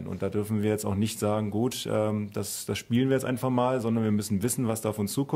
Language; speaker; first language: German; native; German